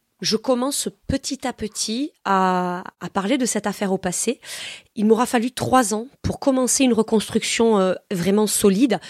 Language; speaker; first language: French; native; French